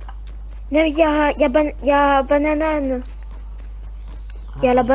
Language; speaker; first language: French; native; French